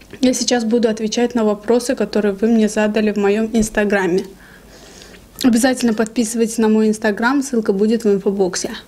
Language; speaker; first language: Russian; non-native, local second language; Lezghian